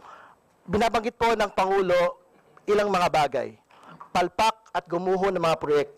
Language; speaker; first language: Filipino; native; Filipino